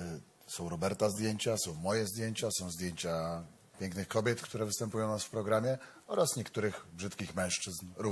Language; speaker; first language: Polish; native; Polish